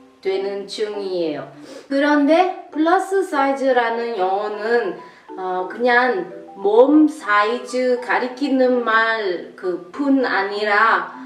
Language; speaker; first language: Korean; non-native, learner; Italian